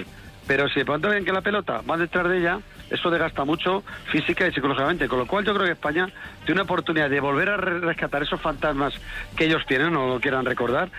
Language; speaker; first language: Spanish; native; Spanish